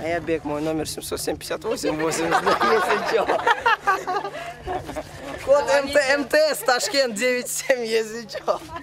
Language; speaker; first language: Russian; non-native, local second language; Uzbek